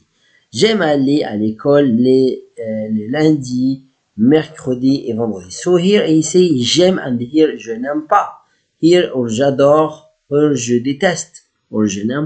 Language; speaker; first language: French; non-native, fluent; Arabic